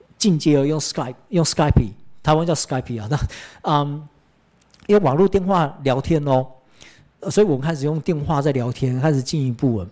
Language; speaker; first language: Chinese; early bilingual, heritage; Chinese